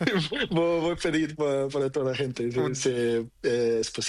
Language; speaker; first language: Spanish; non-native, learner; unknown